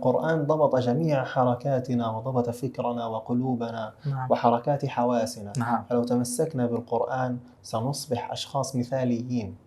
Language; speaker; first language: Arabic; native; Arabic